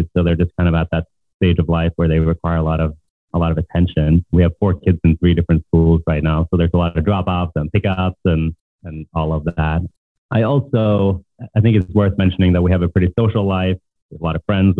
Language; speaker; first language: English; non-native, fluent; Norwegian